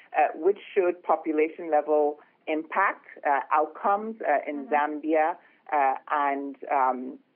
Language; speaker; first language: English; non-native, local second language; Yoruba